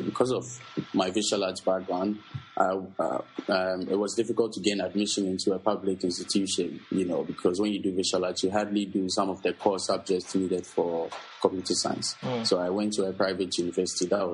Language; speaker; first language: English; non-native, local second language; Akan